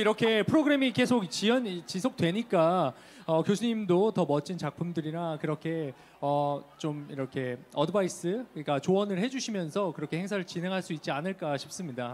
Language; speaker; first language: Korean; native; Korean